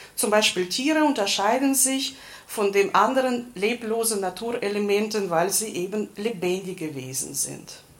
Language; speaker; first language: German; non-native, fluent; Russian